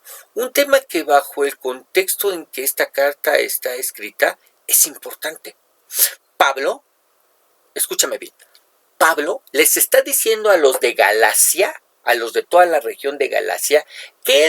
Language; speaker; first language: Spanish; native; Spanish